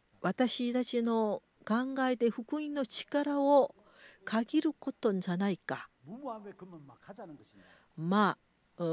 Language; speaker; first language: Japanese; non-native, fluent; Korean